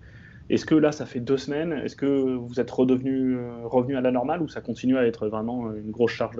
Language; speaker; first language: French; native; French